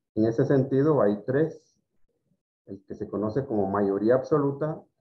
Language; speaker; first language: Spanish; native; Spanish